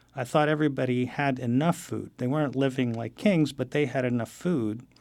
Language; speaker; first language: English; non-native, fluent; Arabic